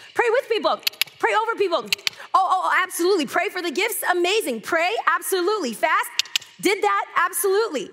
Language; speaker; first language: English; native; English